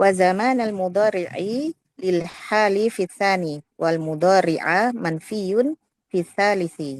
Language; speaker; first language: Arabic; non-native, learner; Indonesian